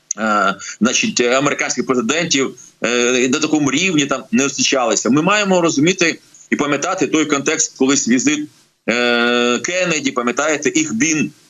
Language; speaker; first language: Ukrainian; native; Ukrainian